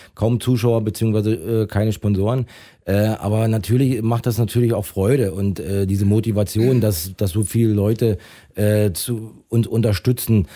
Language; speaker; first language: German; native; German